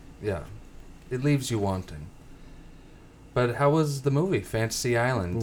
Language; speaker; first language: English; native; English